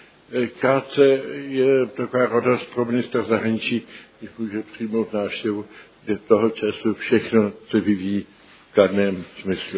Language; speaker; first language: Czech; early bilingual, heritage; Czech